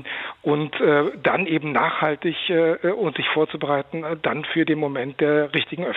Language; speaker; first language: German; native; German